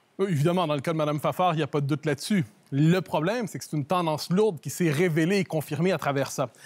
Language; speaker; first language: French; native; French